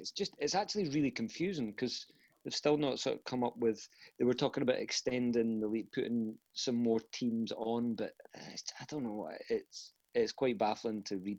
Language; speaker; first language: English; native; English